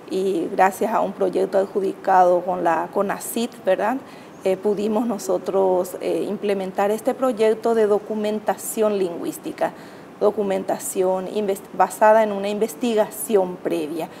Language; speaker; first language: Spanish; native; Spanish